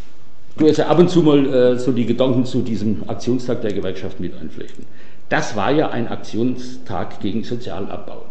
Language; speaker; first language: German; native; German